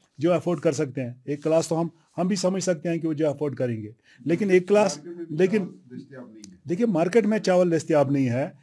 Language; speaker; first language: Hindi; non-native, local second language; Kashmiri